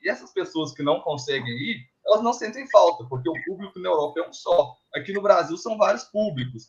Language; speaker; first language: Portuguese; native; Portuguese